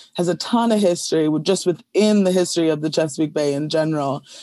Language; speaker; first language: English; native; English